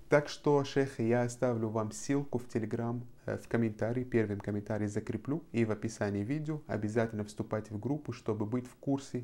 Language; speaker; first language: Russian; non-native, fluent; Arabic